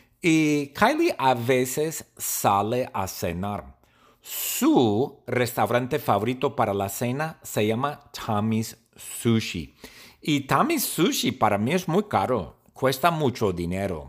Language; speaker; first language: Spanish; non-native, learner; English